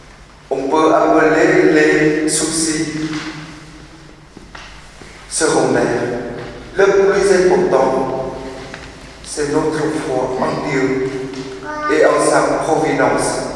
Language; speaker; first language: French; non-native, fluent; Vietnamese